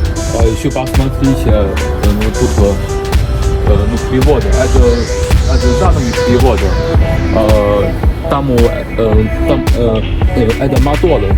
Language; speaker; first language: Russian; non-native, learner; Chinese